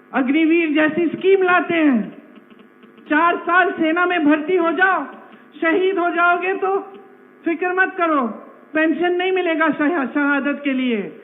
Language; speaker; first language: Hindi; native; Hindi